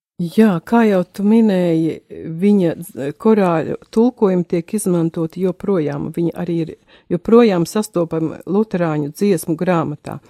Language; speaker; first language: Latvian; native; Latvian